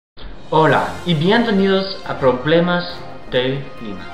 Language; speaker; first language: Spanish; non-native, learner; English